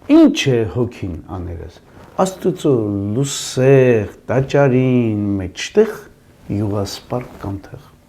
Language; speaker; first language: Armenian; native; Armenian